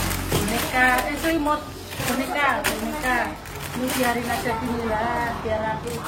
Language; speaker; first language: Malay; non-native, local second language; Javanese